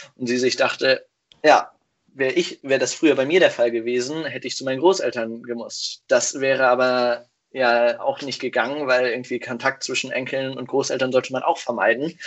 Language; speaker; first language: German; native; German